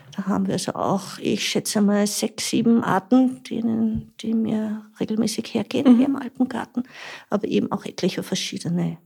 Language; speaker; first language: German; native; German